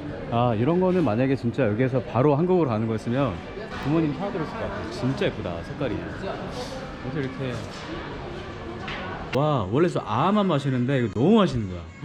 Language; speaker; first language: Korean; native; Korean